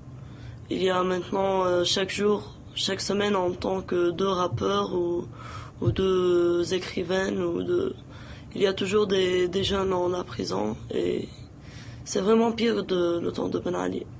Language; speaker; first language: French; non-native, local second language; Arabic